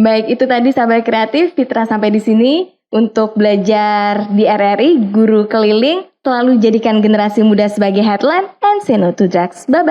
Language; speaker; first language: Indonesian; native; Indonesian